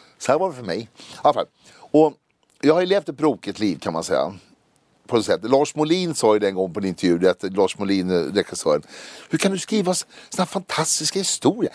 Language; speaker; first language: Swedish; native; Swedish